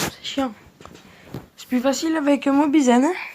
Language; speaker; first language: French; native; French